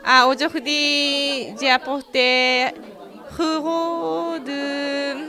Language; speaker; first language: French; non-native, learner; Japanese